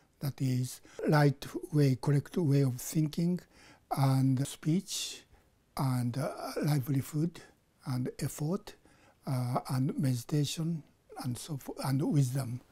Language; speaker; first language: English; non-native, fluent; Japanese